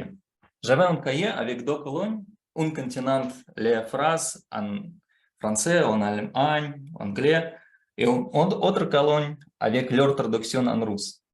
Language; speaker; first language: French; non-native, fluent; Russian